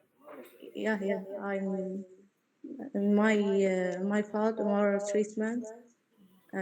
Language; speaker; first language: English; non-native, learner; Arabic